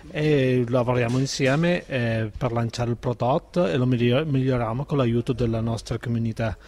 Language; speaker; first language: Italian; non-native, fluent; Spanish